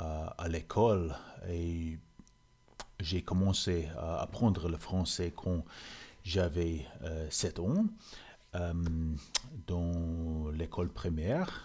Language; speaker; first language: French; non-native, learner; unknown